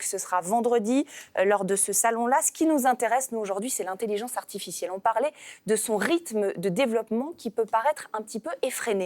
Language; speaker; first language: French; native; French